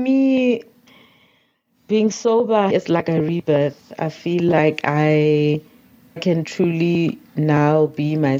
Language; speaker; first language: English; non-native, local second language; Tswana